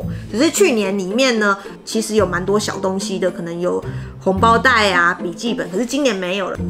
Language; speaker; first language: Chinese; native; Chinese